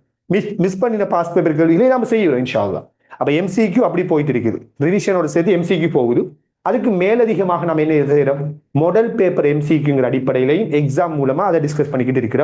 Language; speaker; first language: Tamil; native; Tamil